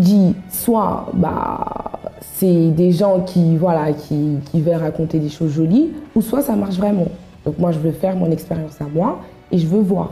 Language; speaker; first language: French; native; French